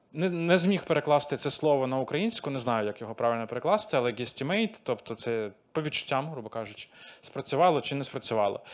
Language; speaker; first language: Ukrainian; non-native, local second language; Russian